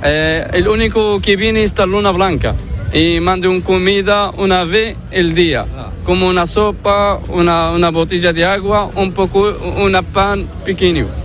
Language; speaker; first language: Spanish; non-native, learner; Arabic